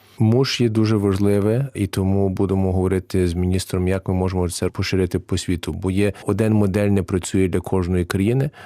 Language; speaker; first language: Ukrainian; early bilingual, heritage; Ukrainian